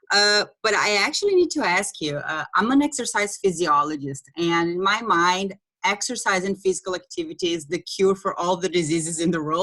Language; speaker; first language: English; non-native, fluent; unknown